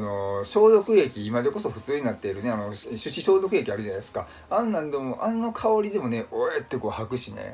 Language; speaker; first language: Japanese; native; Japanese